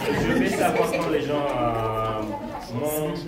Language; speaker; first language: French; non-native, learner; Swahili